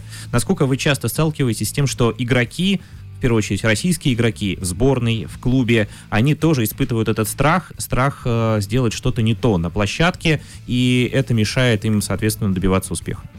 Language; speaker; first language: Russian; native; Russian